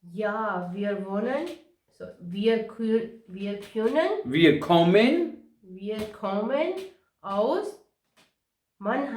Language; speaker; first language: German; non-native, learner; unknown